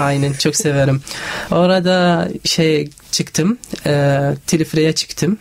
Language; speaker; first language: Turkish; non-native, fluent; Arabic